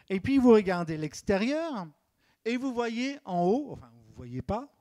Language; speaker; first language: French; native; French